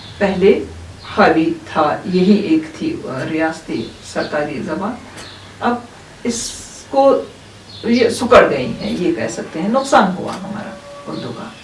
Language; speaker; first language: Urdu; non-native, local second language; Kashmiri